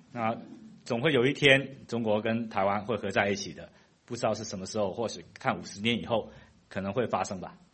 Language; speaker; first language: Chinese; non-native, fluent; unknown